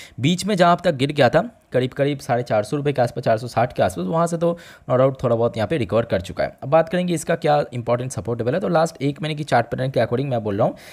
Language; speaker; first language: Hindi; native; Hindi